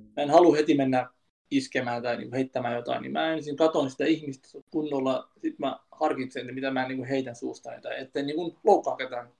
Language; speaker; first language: Finnish; early bilingual, other home language; Kurdish